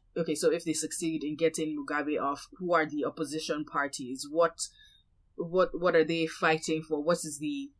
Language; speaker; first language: English; non-native, local second language; Yoruba